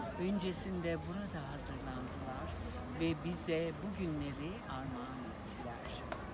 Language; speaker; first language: Turkish; native; Turkish